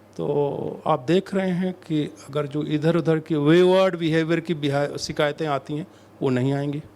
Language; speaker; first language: Hindi; native; Hindi